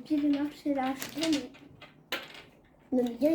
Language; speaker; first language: French; native; French